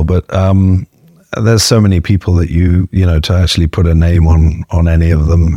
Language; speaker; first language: English; native; English